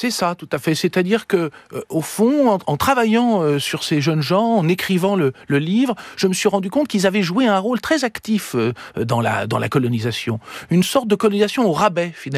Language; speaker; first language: French; native; French